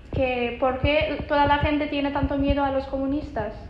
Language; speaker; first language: Spanish; non-native, fluent; Persian